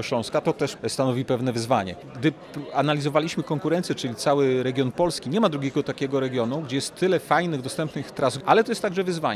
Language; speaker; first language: Polish; native; Polish